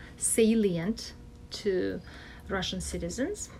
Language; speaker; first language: English; non-native, fluent; Russian